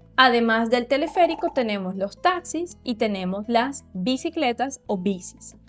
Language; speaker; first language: Spanish; non-native, fluent; Portuguese